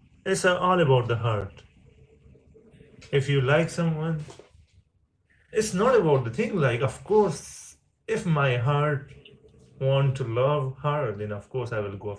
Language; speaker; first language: English; non-native, learner; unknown